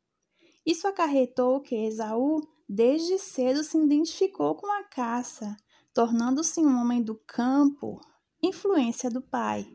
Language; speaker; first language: Portuguese; native; Portuguese